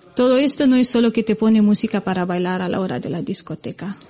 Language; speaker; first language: Spanish; non-native, fluent; Romanian